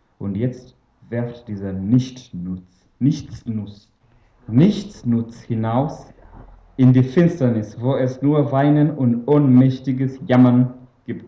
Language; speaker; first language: German; non-native, fluent; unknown